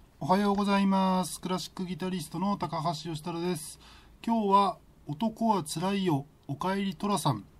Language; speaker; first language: Japanese; native; Japanese